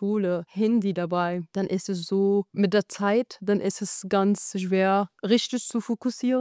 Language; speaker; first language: German; non-native, fluent; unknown